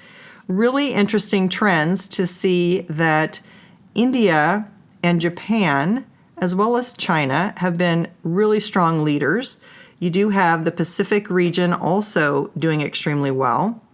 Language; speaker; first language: English; native; English